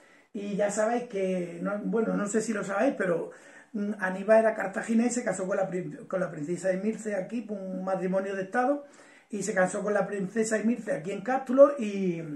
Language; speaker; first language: Spanish; native; Spanish